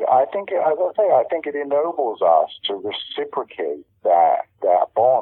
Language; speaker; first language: English; native; English